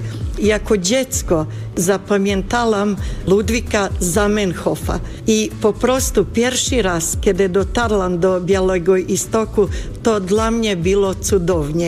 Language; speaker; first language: Polish; non-native, fluent; Bosnian